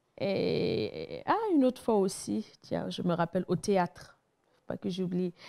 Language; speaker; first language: French; non-native, local second language; Mossi